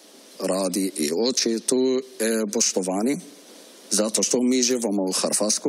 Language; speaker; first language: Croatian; non-native, learner; Arabic